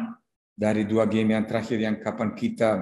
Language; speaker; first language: Indonesian; non-native, fluent; Serbian